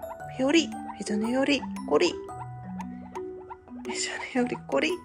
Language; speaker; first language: Korean; native; Korean